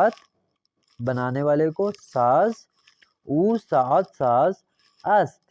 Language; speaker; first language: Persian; non-native, fluent; Urdu